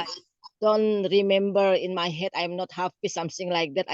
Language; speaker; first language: English; non-native, learner; Indonesian